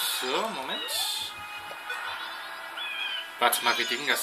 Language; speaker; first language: German; native; German